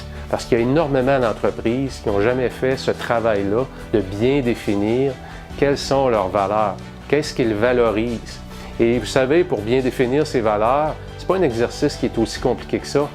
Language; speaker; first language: French; native; French